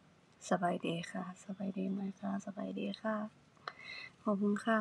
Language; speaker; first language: Thai; non-native, learner; Japanese